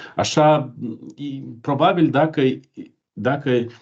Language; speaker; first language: Romanian; non-native, learner; Ukrainian